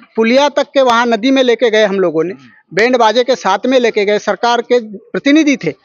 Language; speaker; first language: Hindi; native; Hindi